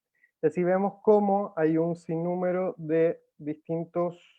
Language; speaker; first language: Spanish; native; Spanish